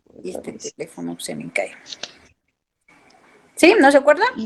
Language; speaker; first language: Spanish; native; Spanish